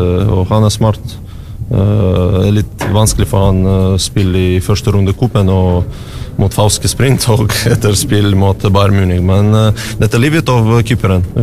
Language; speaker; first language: Norwegian; non-native, learner; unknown